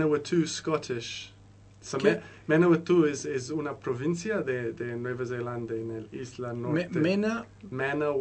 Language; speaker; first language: Spanish; non-native, learner; English